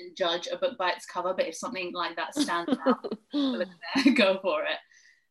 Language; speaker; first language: English; native; English